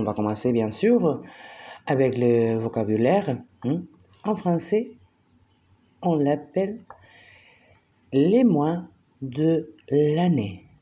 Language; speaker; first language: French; non-native, fluent; Spanish